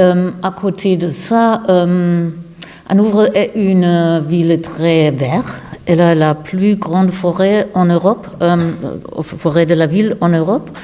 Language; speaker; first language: French; non-native, learner; German